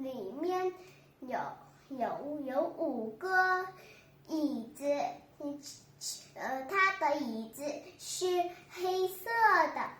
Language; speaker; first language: Chinese; non-native, learner; Vietnamese